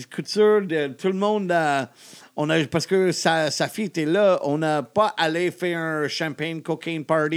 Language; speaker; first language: French; non-native, learner; English